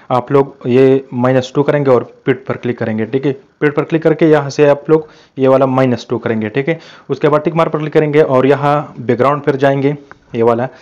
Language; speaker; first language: Urdu; non-native, local second language; Pashto